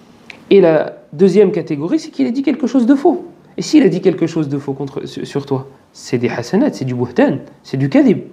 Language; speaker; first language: French; native; French